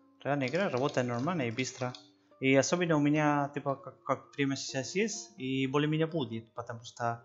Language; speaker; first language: Russian; non-native, learner; Spanish